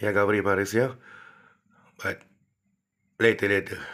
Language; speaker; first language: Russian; non-native, learner; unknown